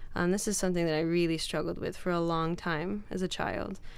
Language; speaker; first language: English; non-native, fluent; Arabic